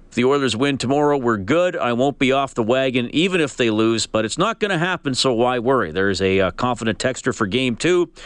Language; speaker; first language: English; native; English